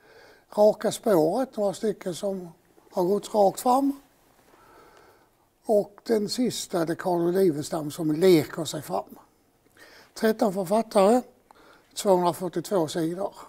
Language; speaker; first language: Swedish; native; Swedish